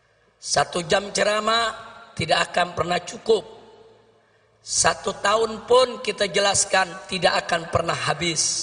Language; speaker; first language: Indonesian; native; Indonesian